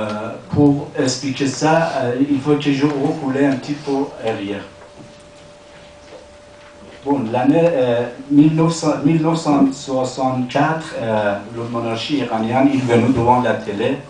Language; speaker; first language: French; non-native, learner; Persian